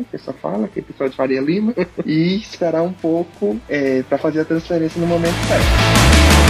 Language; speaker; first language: Portuguese; native; Portuguese